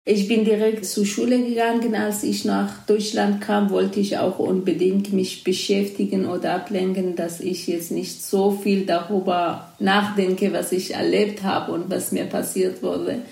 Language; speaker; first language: German; non-native, fluent; Kurdish